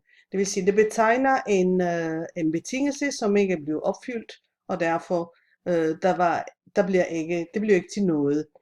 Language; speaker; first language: Danish; non-native, fluent; Italian